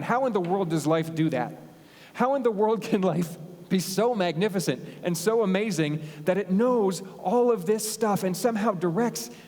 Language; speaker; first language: English; native; English